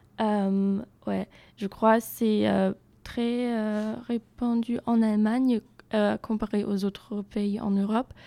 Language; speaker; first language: French; non-native, fluent; German